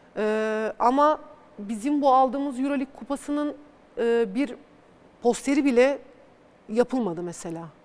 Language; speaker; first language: Turkish; early bilingual, other home language; Bulgarian